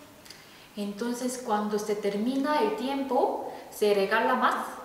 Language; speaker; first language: Spanish; non-native, fluent; Korean